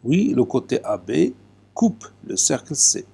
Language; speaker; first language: French; non-native, local second language; Arabic